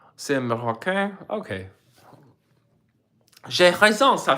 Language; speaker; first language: French; non-native, learner; English